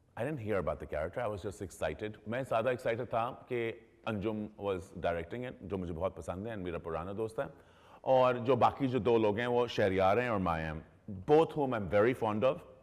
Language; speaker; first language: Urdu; early bilingual, heritage; Urdu